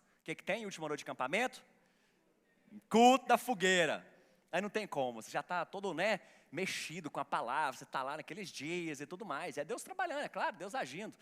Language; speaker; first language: Portuguese; native; Portuguese